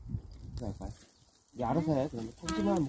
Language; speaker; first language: Korean; native; Korean